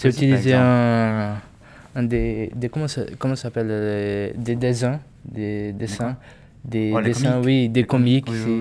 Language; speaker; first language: French; non-native, learner; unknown